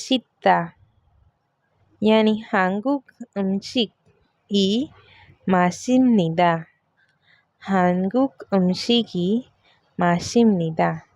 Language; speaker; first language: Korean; non-native, fluent; Hindi